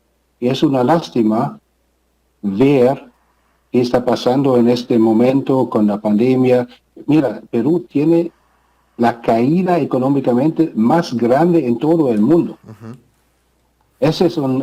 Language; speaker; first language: Spanish; non-native, fluent; German